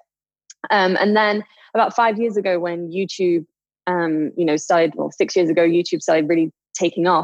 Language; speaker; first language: English; native; English